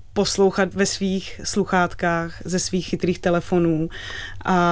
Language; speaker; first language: Czech; native; Czech